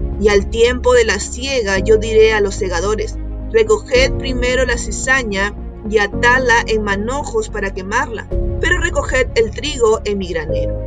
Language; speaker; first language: Spanish; native; Spanish